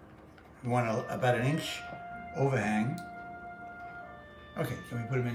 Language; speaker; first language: English; native; English